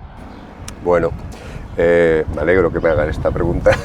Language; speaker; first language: Spanish; native; Spanish